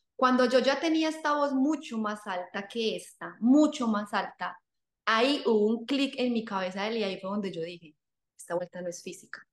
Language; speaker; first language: Spanish; native; Spanish